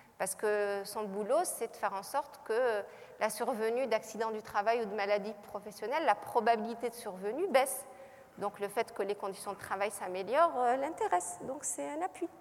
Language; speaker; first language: French; non-native, local second language; Arabic